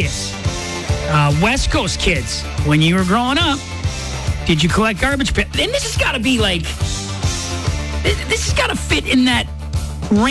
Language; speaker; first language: English; native; English